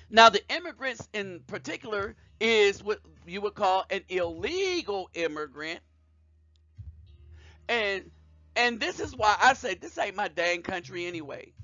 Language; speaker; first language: English; native; English